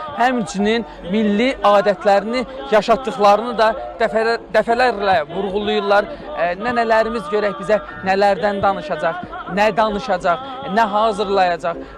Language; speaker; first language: Azerbaijani; native; Azerbaijani